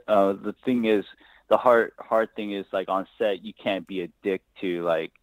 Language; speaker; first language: English; native; English